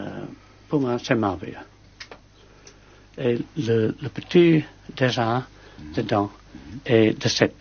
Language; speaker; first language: French; non-native, learner; English